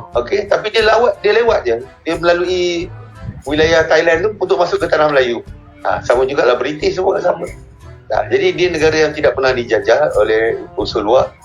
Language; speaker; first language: Malay; native; Malay